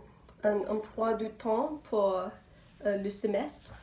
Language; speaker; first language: French; non-native, learner; English